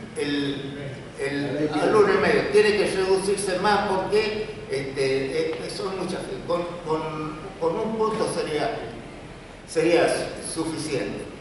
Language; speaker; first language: Spanish; native; Spanish